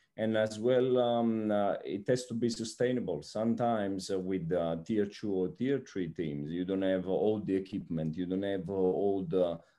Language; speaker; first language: English; non-native, fluent; Italian